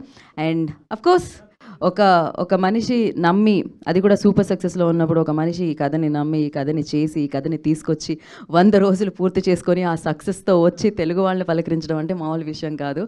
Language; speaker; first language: Telugu; native; Telugu